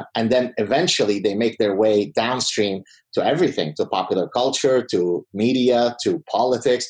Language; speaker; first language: English; non-native, fluent; Arabic